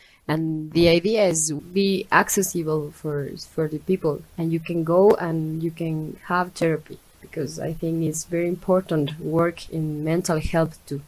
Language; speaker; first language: English; non-native, learner; Spanish